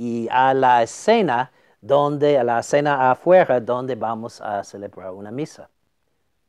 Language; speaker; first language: Spanish; non-native, fluent; English